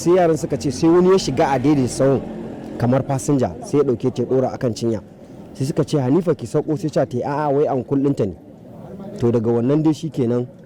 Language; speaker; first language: Hausa; native; Hausa